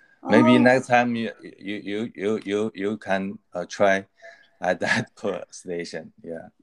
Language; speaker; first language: English; non-native, learner; Chinese